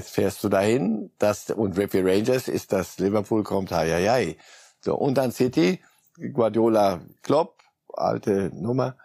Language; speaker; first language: German; native; German